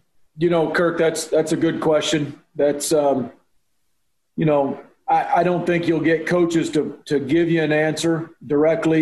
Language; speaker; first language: English; native; English